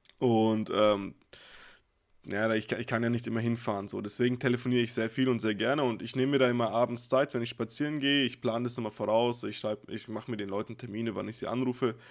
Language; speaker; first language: German; native; German